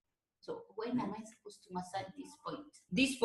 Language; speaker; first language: English; non-native, local second language; Kinyarwanda